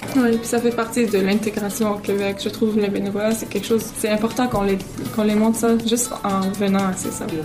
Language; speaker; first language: French; early bilingual, other home language; Arabic